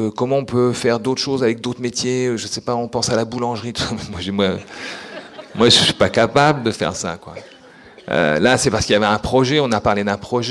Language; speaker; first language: French; native; French